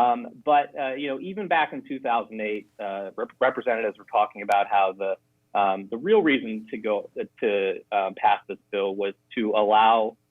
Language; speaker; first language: English; native; English